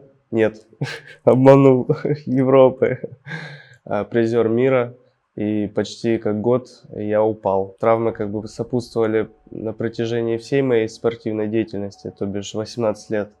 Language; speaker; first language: Russian; native; Russian